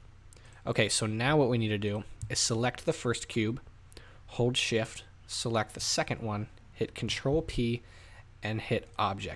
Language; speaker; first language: English; native; English